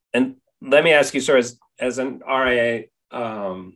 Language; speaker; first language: English; native; English